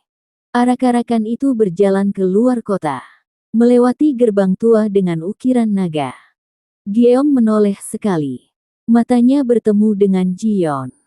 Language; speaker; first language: Indonesian; native; Indonesian